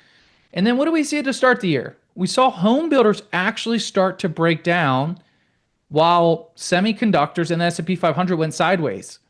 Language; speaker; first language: English; native; English